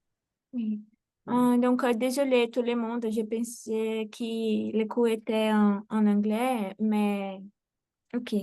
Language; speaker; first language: French; non-native, fluent; Portuguese